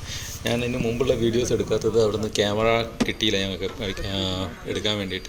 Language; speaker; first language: Malayalam; native; Malayalam